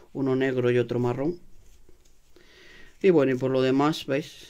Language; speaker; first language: Spanish; native; Spanish